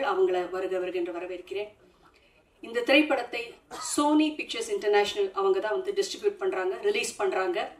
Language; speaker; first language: Tamil; native; Tamil